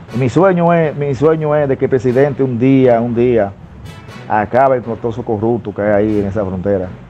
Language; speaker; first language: Spanish; native; Spanish